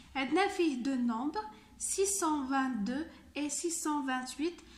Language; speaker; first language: French; non-native, local second language; Arabic